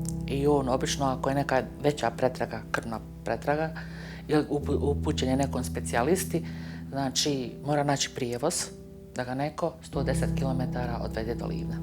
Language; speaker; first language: Bosnian; native; Bosnian